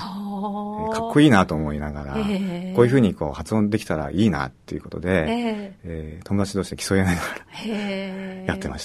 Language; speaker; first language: Japanese; native; Japanese